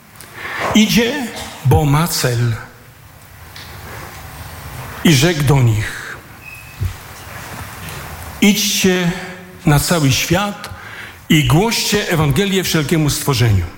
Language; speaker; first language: Polish; native; Polish